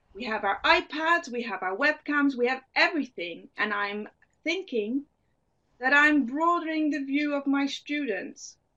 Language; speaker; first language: English; non-native, fluent; Dutch